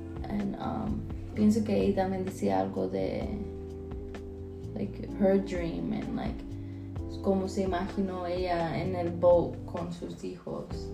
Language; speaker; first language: Spanish; early bilingual, heritage; Spanish